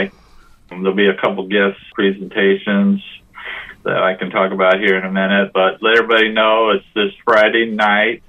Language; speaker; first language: English; native; English